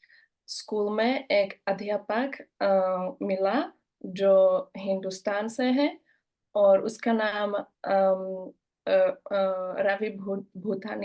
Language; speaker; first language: Hindi; non-native, learner; Slovak